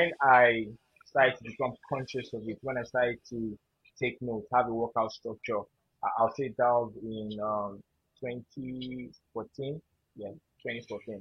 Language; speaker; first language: English; non-native, local second language; Yoruba